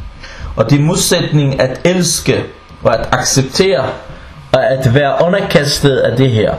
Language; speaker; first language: Danish; non-native, fluent; Arabic